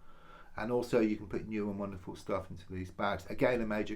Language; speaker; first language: English; native; English